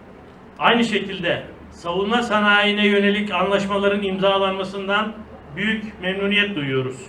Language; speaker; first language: Turkish; native; Turkish